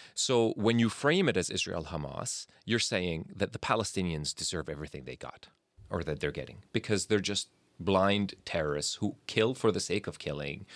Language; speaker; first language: English; early bilingual, other home language; Arabic